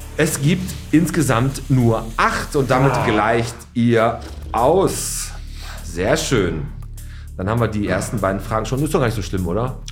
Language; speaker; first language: German; native; German